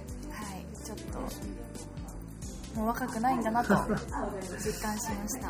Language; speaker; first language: Japanese; native; Japanese